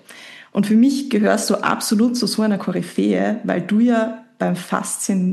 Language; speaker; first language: German; native; German